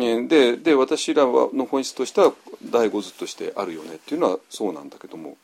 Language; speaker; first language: Japanese; native; Japanese